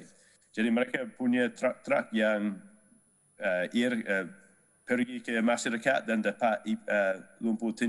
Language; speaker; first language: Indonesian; non-native, fluent; English